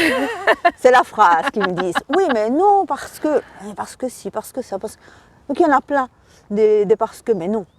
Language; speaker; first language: French; native; French